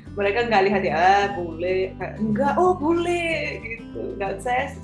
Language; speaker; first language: Indonesian; non-native, fluent; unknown